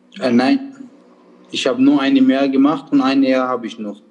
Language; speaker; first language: German; non-native, learner; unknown